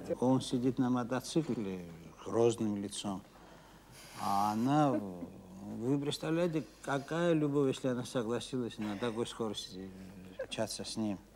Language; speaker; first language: Russian; non-native, local second language; Georgian